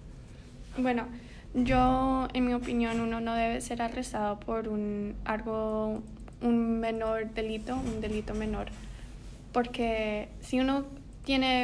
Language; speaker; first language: Spanish; early bilingual, heritage; Spanish